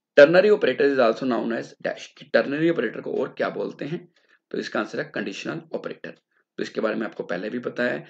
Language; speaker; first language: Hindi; non-native, local second language; Punjabi